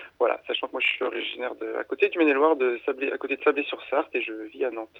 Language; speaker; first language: French; native; French